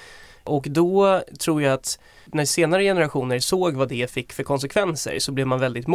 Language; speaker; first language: Swedish; native; Swedish